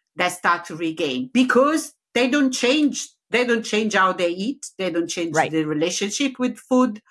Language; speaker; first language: English; non-native, learner; Italian